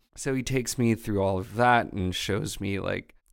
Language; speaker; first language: English; non-native, fluent; French